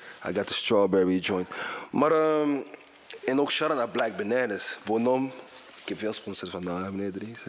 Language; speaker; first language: Dutch; early bilingual, other home language; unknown